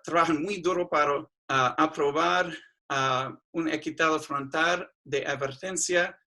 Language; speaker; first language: Spanish; non-native, fluent; English